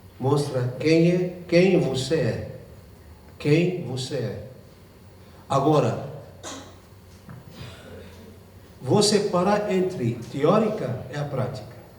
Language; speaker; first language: Portuguese; non-native, fluent; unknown